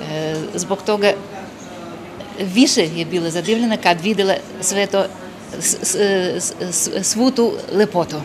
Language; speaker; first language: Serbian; non-native, fluent; Russian